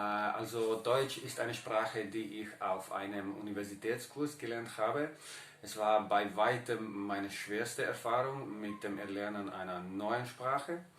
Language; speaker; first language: German; non-native, fluent; Croatian